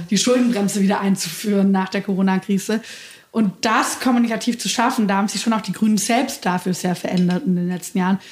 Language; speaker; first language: German; native; German